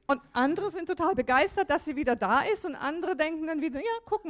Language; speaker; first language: German; native; German